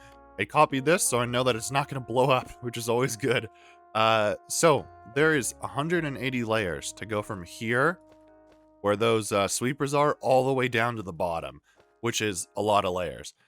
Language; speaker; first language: English; native; English